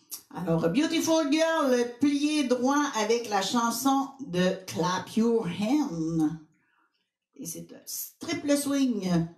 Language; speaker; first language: French; native; French